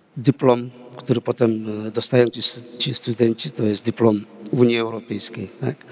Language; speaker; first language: Polish; non-native, fluent; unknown